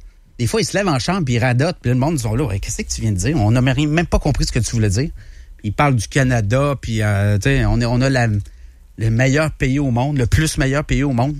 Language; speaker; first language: French; native; French